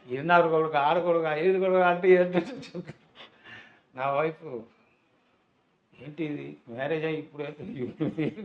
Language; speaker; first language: Telugu; non-native, learner; Tamil